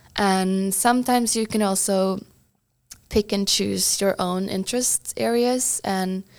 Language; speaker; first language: English; non-native, fluent; Norwegian